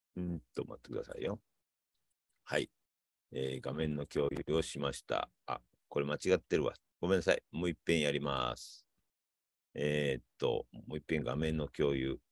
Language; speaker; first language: Japanese; native; Japanese